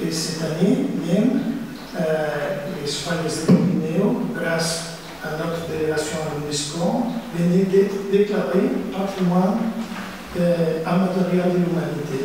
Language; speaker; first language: French; non-native, fluent; Spanish